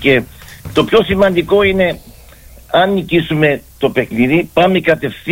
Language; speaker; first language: Greek; early bilingual, heritage; Greek